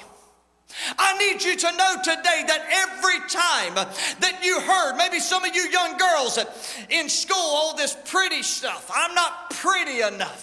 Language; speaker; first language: English; native; English